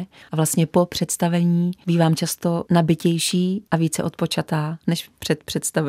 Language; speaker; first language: Czech; native; Czech